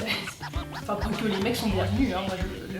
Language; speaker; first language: French; native; French